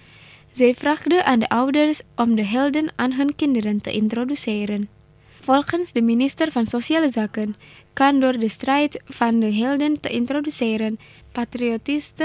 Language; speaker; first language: Dutch; non-native, learner; Indonesian